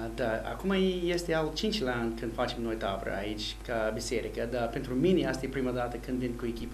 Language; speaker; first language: Romanian; non-native, fluent; English